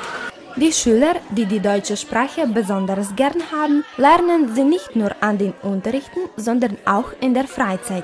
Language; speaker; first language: German; non-native, fluent; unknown